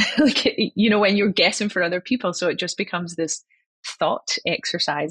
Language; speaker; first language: English; native; English